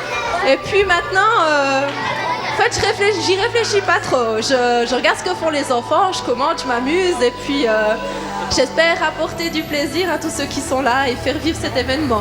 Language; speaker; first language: French; native; French